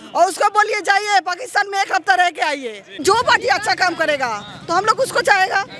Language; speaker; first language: Hindi; non-native, local second language; Bangla